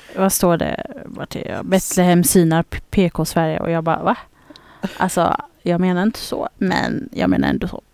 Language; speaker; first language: Swedish; early bilingual, other home language; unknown